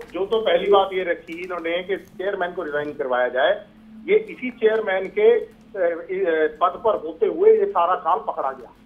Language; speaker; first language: Hindi; native; Hindi